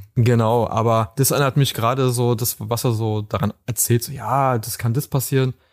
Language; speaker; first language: German; native; German